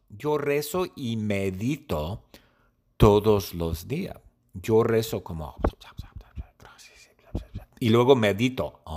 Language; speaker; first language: Spanish; non-native, learner; English